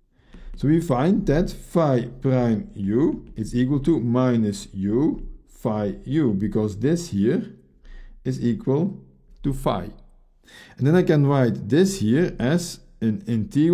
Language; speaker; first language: English; non-native, fluent; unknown